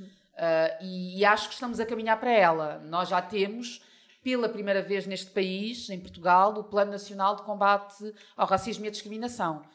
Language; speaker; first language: Portuguese; native; Portuguese